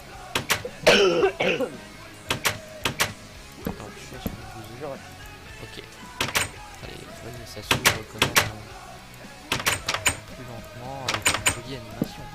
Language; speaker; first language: French; native; French